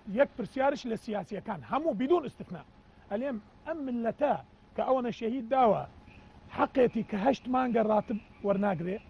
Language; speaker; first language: Central Kurdish; non-native, local second language; Turkish